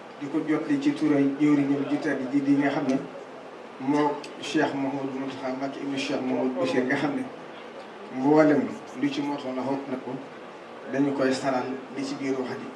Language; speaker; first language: Wolof; native; Wolof